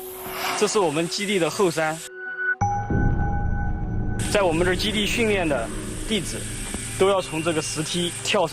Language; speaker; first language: Chinese; native; Chinese